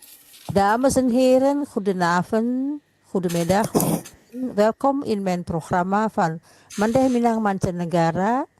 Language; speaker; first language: Dutch; non-native, fluent; Indonesian